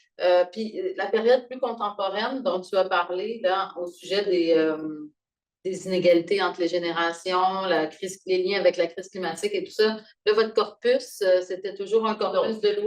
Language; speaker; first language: French; native; French